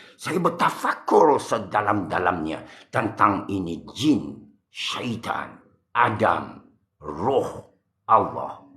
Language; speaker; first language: Malay; non-native, local second language; Min Nan Chinese